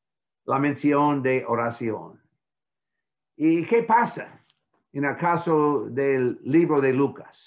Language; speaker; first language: Spanish; non-native, fluent; English